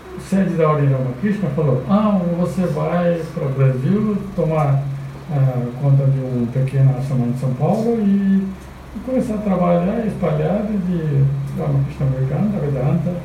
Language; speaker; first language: Portuguese; non-native, fluent; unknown